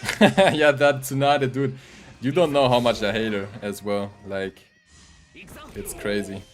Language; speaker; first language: English; non-native, fluent; German